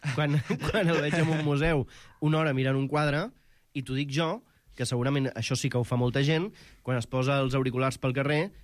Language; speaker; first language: Catalan; native; Catalan